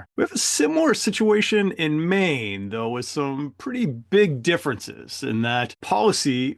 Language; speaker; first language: English; native; English